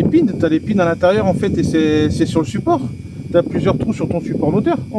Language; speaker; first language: French; native; French